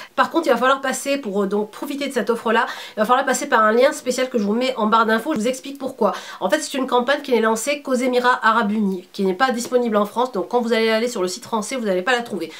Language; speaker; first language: French; early bilingual, other home language; Arabic